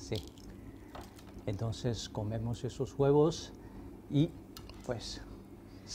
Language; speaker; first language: Spanish; non-native, fluent; Chinese